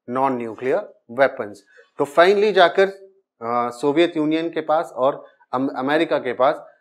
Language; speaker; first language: Hindi; native; Hindi